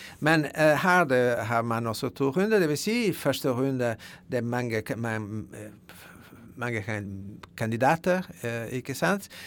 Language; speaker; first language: Norwegian; non-native, fluent; French